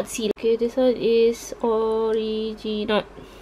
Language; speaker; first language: English; non-native, local second language; Malay